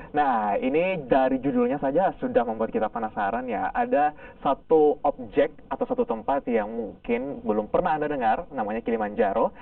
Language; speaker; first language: Indonesian; native; Indonesian